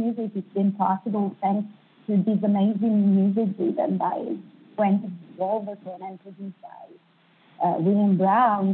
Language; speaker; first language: English; non-native, fluent; Italian